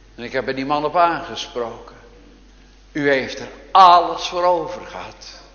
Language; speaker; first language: Dutch; native; Dutch